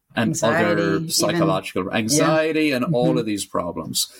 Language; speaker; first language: English; native; English